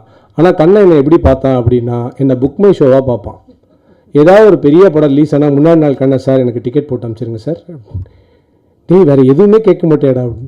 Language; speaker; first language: Tamil; native; Tamil